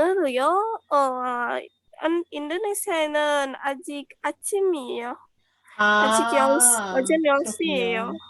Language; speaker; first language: Korean; non-native, learner; Indonesian